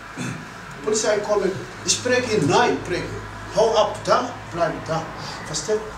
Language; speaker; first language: German; non-native, learner; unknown